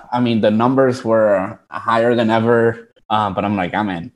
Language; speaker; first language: English; early bilingual, other home language; Spanish